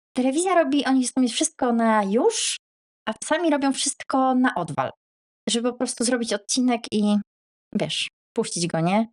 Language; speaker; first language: Polish; native; Polish